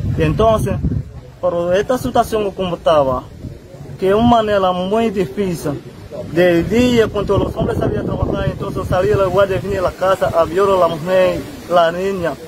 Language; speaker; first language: Spanish; non-native, learner; Haitian Creole